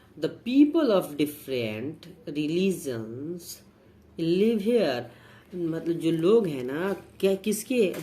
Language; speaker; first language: Hindi; native; Hindi